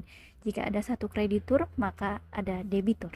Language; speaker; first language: Indonesian; native; Indonesian